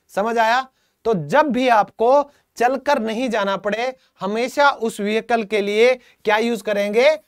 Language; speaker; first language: Hindi; native; Hindi